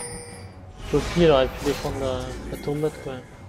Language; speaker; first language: French; native; French